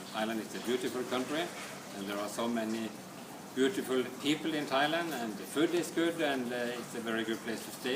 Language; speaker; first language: English; non-native, fluent; Norwegian